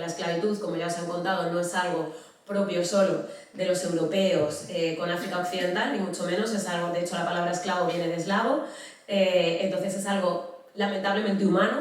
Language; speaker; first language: Spanish; native; Spanish